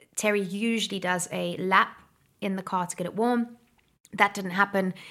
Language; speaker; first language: English; native; English